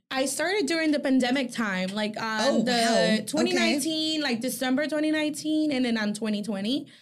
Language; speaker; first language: English; early bilingual, other home language; Spanish